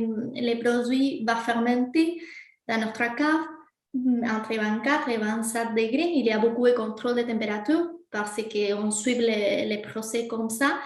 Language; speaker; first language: French; non-native, fluent; Spanish